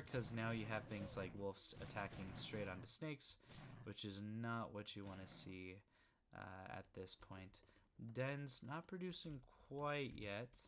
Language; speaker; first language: English; native; English